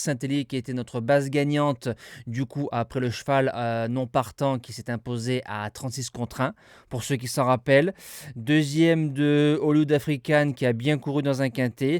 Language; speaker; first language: French; native; French